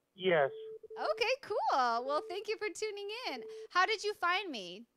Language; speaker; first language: English; native; English